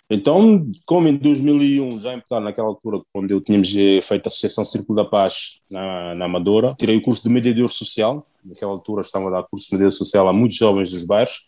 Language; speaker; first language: Portuguese; early bilingual, other home language; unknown